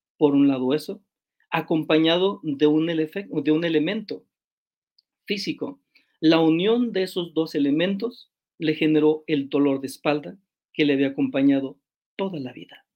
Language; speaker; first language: Spanish; native; Spanish